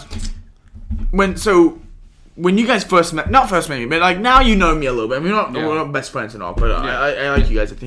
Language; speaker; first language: English; native; English